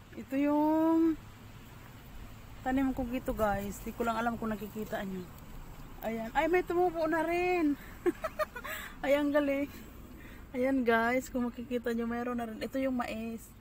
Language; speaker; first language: Filipino; non-native, local second language; Bikol